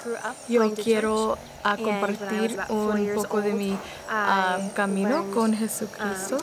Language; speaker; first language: Spanish; non-native, learner; English